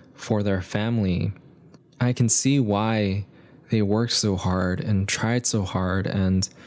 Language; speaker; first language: English; native; English